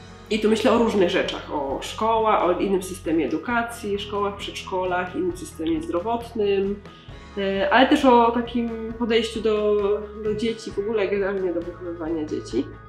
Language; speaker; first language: Polish; native; Polish